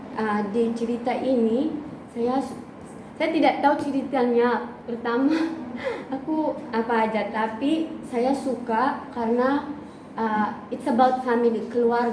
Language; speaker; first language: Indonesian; non-native, learner; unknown